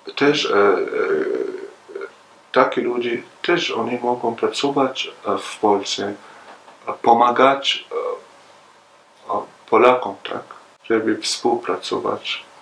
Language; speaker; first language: Polish; non-native, learner; Arabic